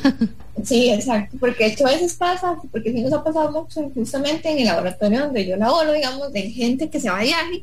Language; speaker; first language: Spanish; native; Spanish